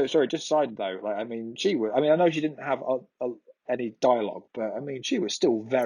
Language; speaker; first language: English; native; English